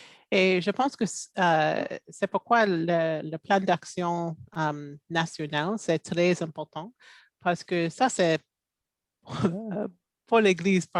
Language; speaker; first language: French; non-native, local second language; English